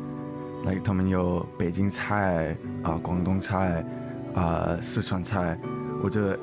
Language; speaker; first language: Chinese; early bilingual, heritage; English